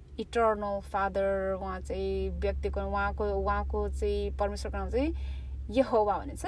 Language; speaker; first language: Nepali; early bilingual, heritage; Nepali